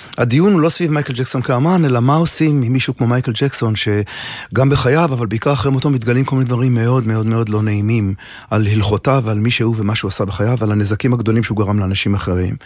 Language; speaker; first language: Hebrew; native; Hebrew